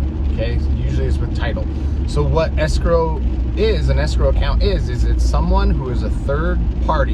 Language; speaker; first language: English; native; English